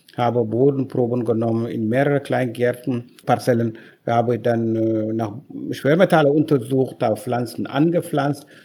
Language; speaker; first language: German; non-native, fluent; Wolof